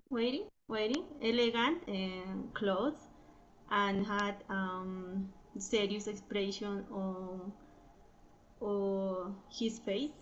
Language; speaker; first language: English; non-native, learner; Spanish